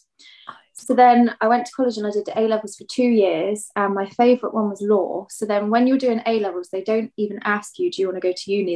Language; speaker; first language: English; native; English